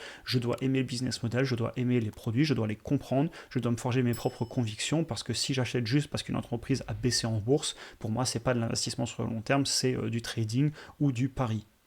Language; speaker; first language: French; native; French